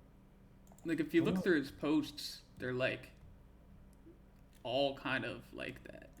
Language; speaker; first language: English; native; English